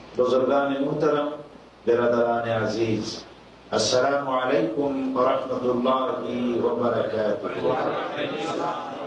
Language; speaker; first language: Urdu; non-native, fluent; Bangla